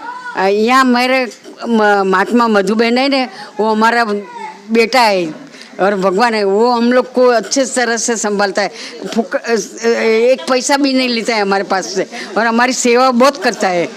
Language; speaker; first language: Hindi; non-native, local second language; Gujarati